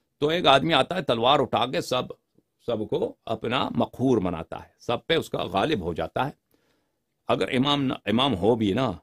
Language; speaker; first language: Urdu; non-native, fluent; Persian